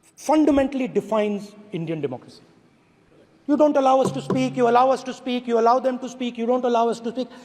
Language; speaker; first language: English; non-native, local second language; Hindi